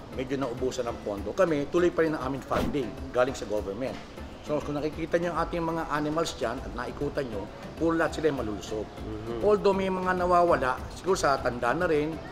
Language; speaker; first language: Filipino; native; Filipino